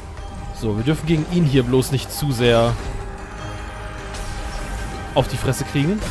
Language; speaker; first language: German; native; German